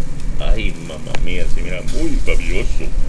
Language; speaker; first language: Spanish; early bilingual, heritage; English